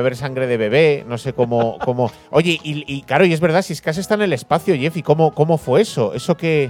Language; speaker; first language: Spanish; native; Spanish